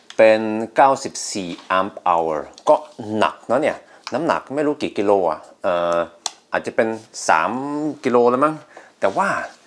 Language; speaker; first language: Thai; non-native, fluent; Norwegian